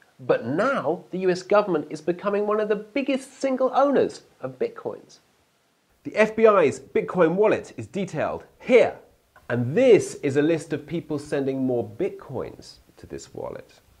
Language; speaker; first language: English; native; English